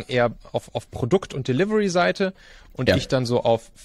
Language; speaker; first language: German; native; German